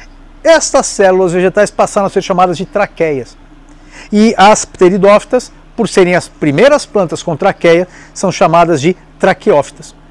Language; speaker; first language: Portuguese; native; Portuguese